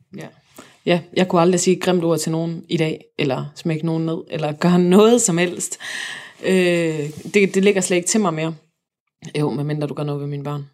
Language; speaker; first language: Danish; native; Danish